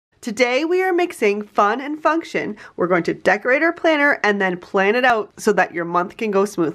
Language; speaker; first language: English; native; English